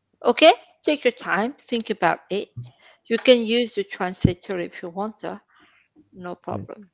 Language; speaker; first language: English; non-native, fluent; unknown